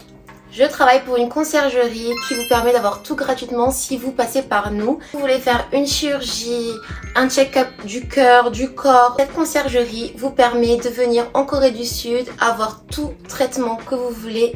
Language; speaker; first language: French; native; French